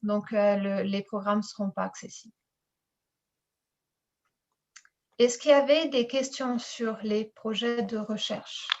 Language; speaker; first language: French; native; French